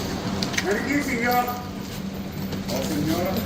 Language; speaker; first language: Spanish; non-native, learner; English